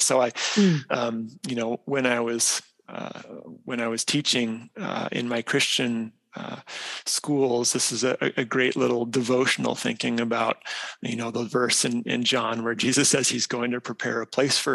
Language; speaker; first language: English; native; English